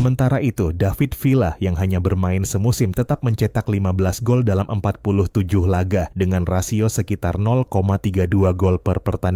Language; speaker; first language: Indonesian; native; Indonesian